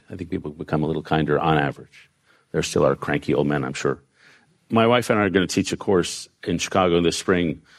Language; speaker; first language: English; native; English